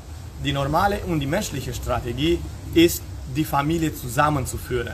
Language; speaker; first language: German; non-native, fluent; Romanian